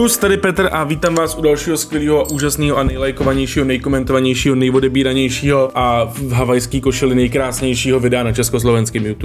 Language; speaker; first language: Czech; native; Czech